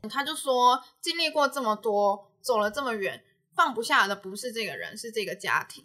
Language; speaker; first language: Chinese; native; Chinese